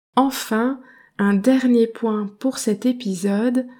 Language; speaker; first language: French; native; French